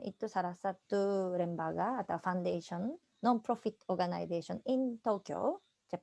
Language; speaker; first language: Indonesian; non-native, fluent; Japanese